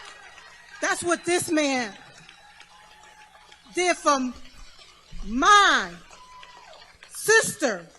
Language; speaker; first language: English; native; English